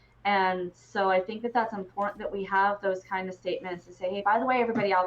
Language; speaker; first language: English; native; English